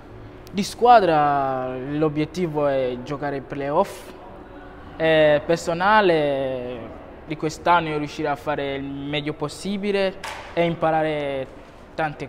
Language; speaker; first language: Italian; non-native, learner; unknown